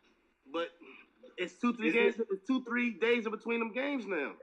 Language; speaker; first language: English; native; English